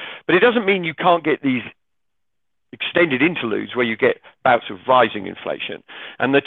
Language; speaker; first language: English; native; English